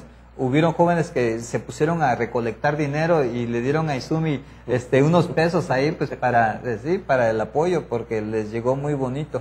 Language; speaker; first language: Spanish; native; Spanish